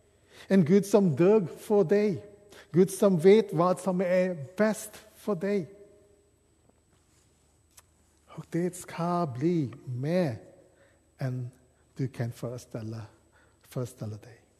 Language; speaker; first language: Swedish; non-native, fluent; English